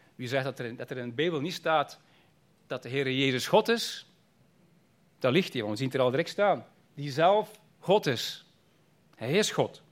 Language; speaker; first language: Dutch; native; Dutch